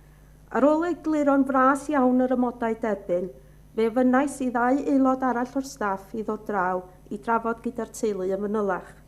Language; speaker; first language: Welsh; native; Welsh